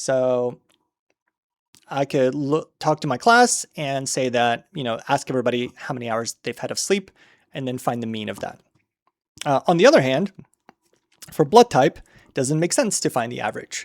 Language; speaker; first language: English; native; English